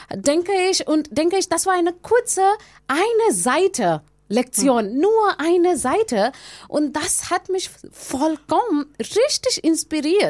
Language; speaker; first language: German; non-native, learner; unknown